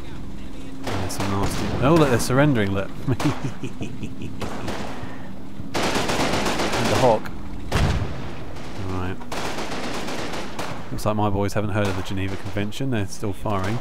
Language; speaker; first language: English; native; English